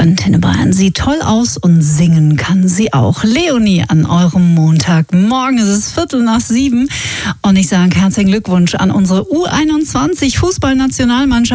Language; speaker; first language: German; native; German